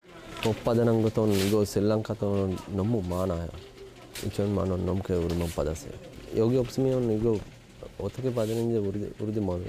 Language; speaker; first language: Korean; non-native, learner; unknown